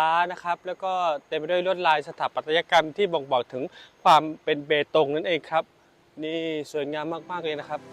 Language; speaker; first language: Thai; native; Thai